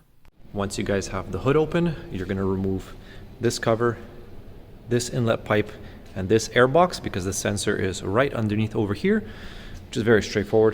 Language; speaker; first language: English; native; English